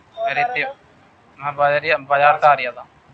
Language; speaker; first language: Hindi; native; Hindi